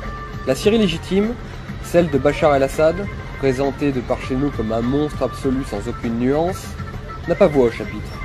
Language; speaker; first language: French; native; French